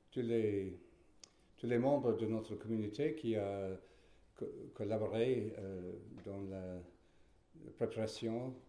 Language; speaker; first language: French; non-native, fluent; English